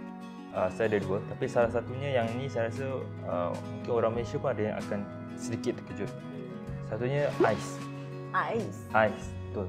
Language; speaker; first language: Malay; native; Malay